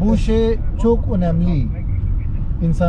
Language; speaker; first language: Turkish; non-native, learner; Urdu